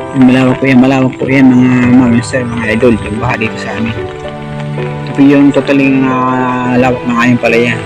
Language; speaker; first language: Filipino; non-native, local second language; Bikol